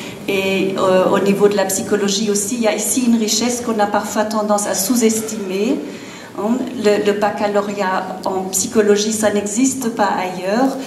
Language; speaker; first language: French; non-native, fluent; German